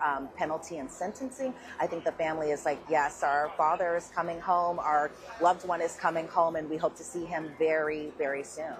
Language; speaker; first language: English; native; English